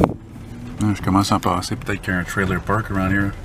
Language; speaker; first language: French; non-native, local second language; English